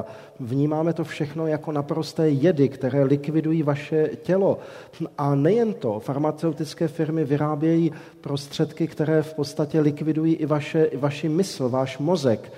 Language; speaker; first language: Czech; native; Czech